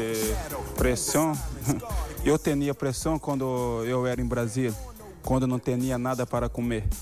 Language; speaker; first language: Spanish; non-native, learner; Portuguese